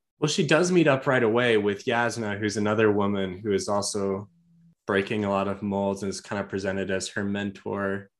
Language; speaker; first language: English; native; English